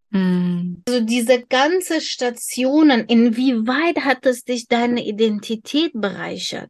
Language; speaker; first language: German; non-native, fluent; Tajik